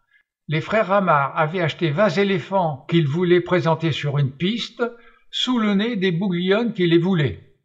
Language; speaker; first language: French; native; French